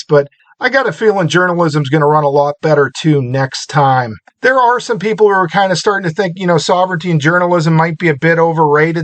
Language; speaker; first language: English; native; English